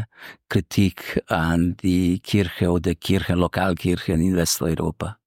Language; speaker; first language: German; non-native, fluent; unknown